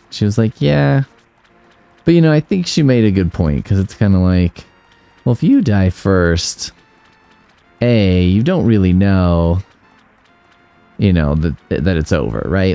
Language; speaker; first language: English; native; English